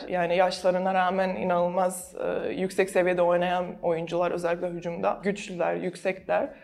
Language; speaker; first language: Turkish; non-native, fluent; Serbian